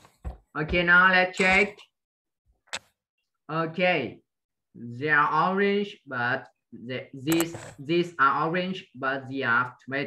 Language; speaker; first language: English; non-native, fluent; Vietnamese